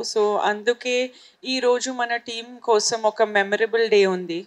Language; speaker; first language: Telugu; non-native, fluent; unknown